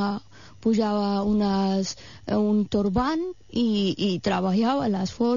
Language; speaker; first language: Catalan; non-native, fluent; Persian